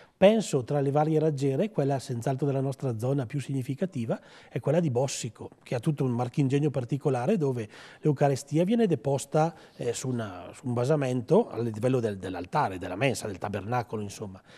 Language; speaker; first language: Italian; native; Italian